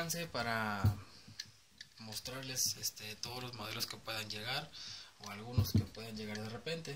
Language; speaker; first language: Spanish; native; Spanish